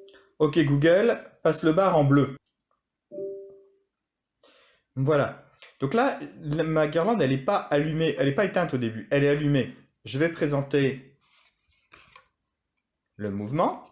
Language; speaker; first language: French; native; French